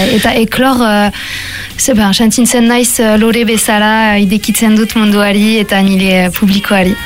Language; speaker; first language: Basque; non-native, local second language; French